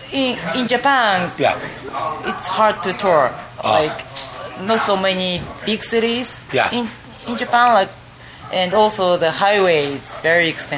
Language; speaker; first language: English; non-native, fluent; Japanese